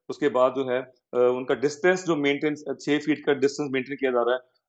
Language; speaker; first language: Hindi; native; Hindi